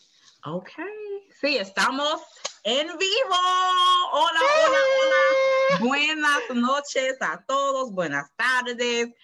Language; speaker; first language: Spanish; non-native, learner; English